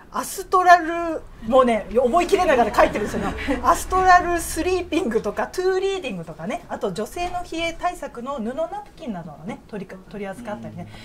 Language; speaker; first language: Japanese; native; Japanese